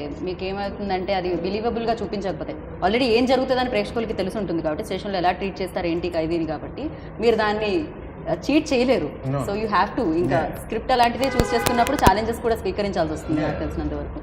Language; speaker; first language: Telugu; native; Telugu